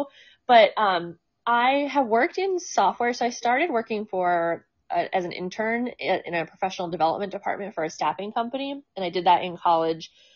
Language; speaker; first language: English; native; English